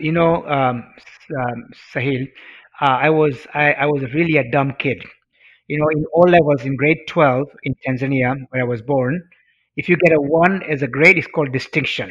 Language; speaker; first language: English; non-native, local second language; Swahili